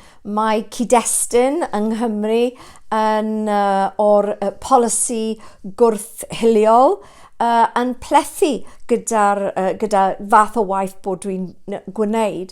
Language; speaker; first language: Welsh; non-native, local second language; English